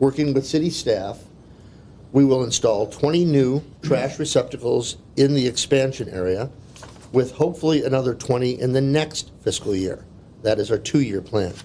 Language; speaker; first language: English; native; English